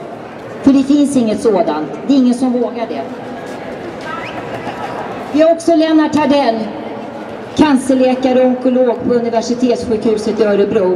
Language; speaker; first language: Swedish; native; Swedish